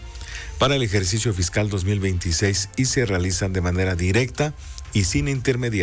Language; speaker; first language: Spanish; native; Spanish